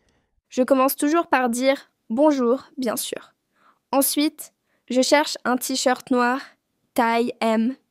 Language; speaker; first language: French; non-native, fluent; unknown